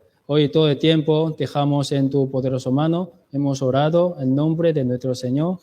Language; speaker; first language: Spanish; non-native, learner; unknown